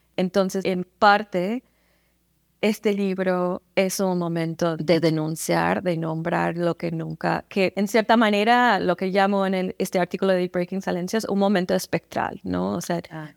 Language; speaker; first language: Spanish; non-native, fluent; English